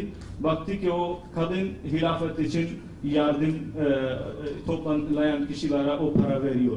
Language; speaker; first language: Turkish; non-native, fluent; Urdu